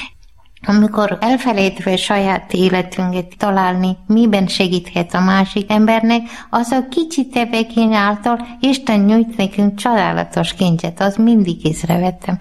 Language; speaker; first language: Hungarian; non-native, learner; Malayalam